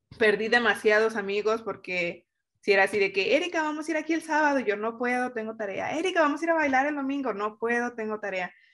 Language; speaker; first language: Spanish; native; Spanish